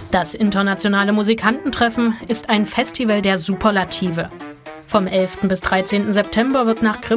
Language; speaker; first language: German; native; German